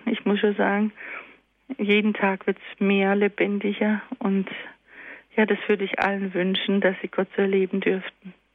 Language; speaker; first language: German; early bilingual, other home language; Croatian